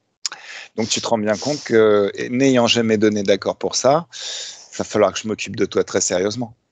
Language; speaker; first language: French; native; French